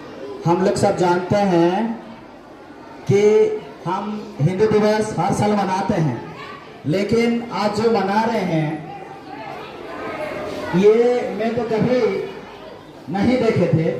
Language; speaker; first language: Hindi; non-native, local second language; Odia